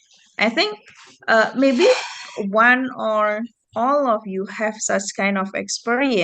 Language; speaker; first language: English; non-native, fluent; Indonesian